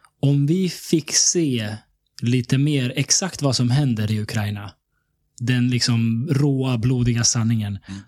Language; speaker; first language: Swedish; early bilingual, other home language; Bosnian